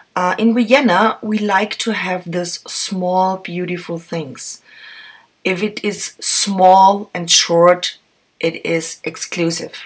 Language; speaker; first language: English; non-native, fluent; German